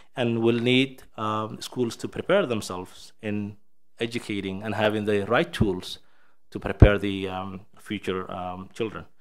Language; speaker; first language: English; non-native, fluent; Somali